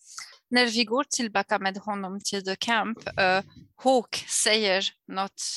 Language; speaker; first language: Swedish; non-native, fluent; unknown